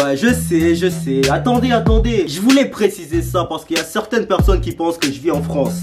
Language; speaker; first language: French; early bilingual, other home language; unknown